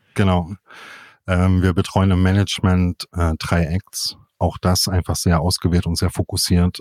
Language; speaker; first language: German; native; German